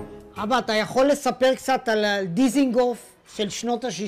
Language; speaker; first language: Hebrew; native; Hebrew